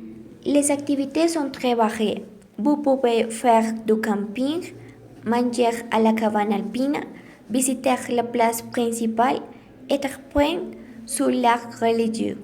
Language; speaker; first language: French; non-native, learner; Spanish